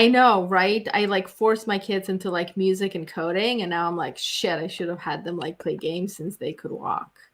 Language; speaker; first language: English; native; English